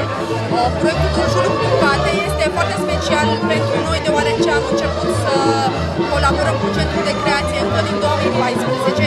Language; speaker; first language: Romanian; native; Romanian